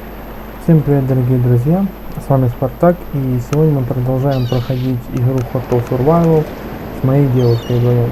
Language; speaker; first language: Russian; native; Russian